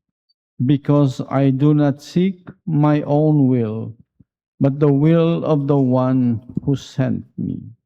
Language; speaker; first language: English; non-native, local second language; Filipino